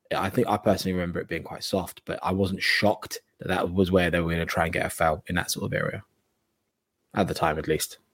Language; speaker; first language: English; native; English